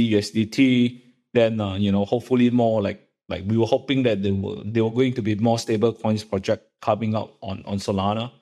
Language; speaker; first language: English; non-native, local second language; Chinese